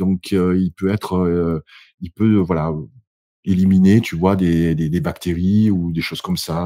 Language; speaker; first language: French; native; French